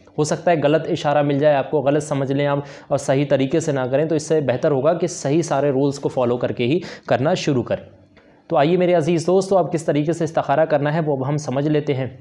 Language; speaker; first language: Urdu; native; Urdu